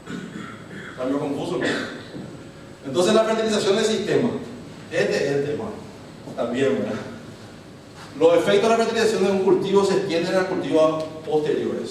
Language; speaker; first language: Spanish; native; Spanish